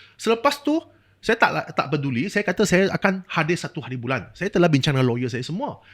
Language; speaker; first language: Malay; non-native, local second language; Chinese